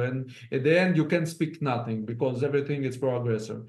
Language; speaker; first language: English; non-native, fluent; Hebrew